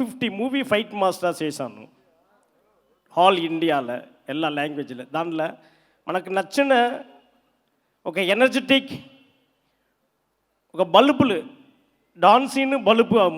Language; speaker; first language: Telugu; non-native, fluent; Tamil